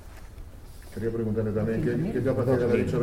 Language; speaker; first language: Spanish; native; Spanish